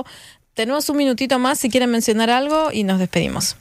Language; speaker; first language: Spanish; native; Spanish